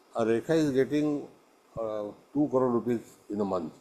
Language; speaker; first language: Hindi; non-native, local second language; Marathi